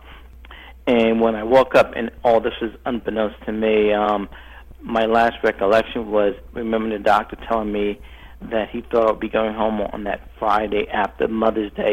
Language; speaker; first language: English; native; English